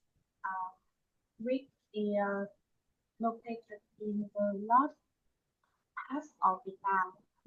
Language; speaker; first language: English; non-native, learner; Vietnamese